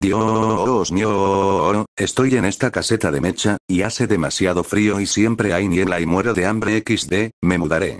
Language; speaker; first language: Spanish; native; Spanish